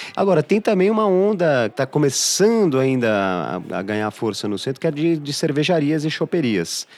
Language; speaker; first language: Portuguese; native; Portuguese